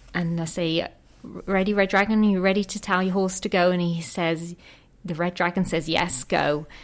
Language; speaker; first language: English; native; English